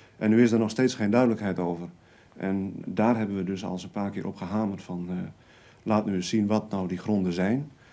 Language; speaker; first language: Dutch; native; Dutch